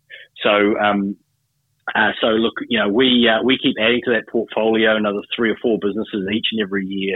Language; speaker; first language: English; native; English